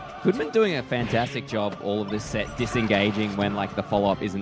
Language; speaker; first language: English; native; English